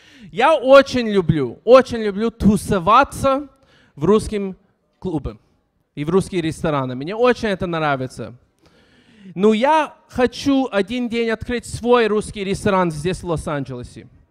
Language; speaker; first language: Russian; early bilingual, heritage; Russian